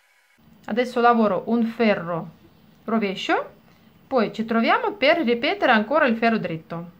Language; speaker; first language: Italian; non-native, fluent; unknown